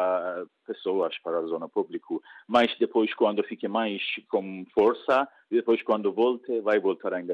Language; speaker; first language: Portuguese; non-native, learner; Persian